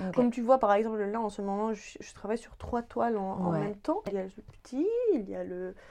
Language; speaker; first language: French; non-native, fluent; Ukrainian